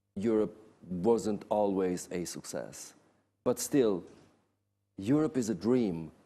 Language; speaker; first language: English; non-native, fluent; Albanian